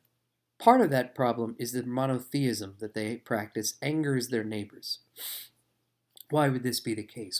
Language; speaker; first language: English; native; English